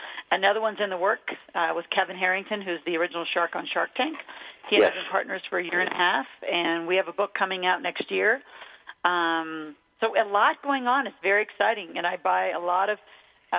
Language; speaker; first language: English; native; English